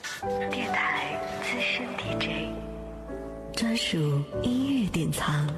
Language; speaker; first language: Chinese; native; Chinese